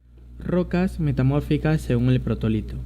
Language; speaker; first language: Spanish; native; Spanish